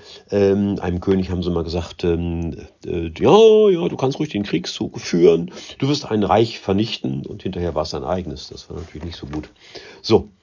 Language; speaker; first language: German; native; German